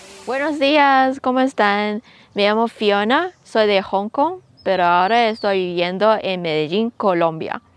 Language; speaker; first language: Spanish; non-native, local second language; Cantonese